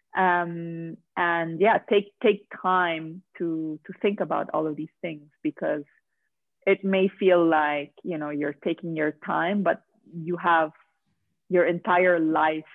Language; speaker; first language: English; non-native, fluent; Arabic